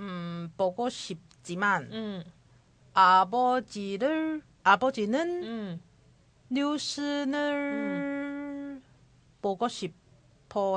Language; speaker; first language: Korean; non-native, learner; Cantonese